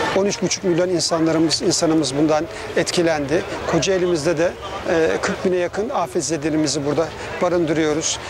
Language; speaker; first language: Turkish; native; Turkish